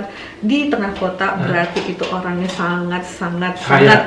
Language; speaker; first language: Indonesian; native; Indonesian